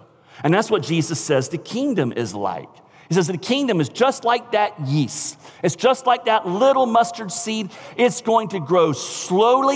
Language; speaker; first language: English; native; English